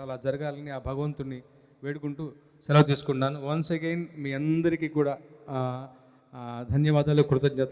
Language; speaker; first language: Telugu; native; Telugu